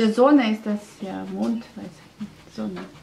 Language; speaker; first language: German; non-native, learner; Russian